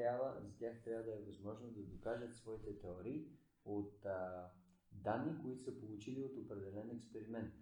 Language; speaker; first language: Bulgarian; native; Bulgarian